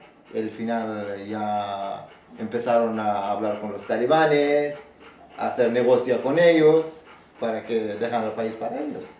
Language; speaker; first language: Spanish; non-native, learner; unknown